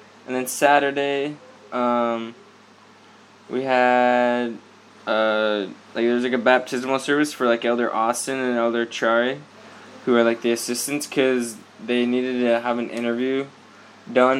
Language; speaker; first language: English; native; English